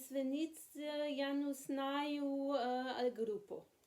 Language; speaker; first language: Russian; non-native, learner; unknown